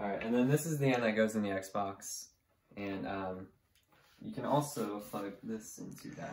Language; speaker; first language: English; native; English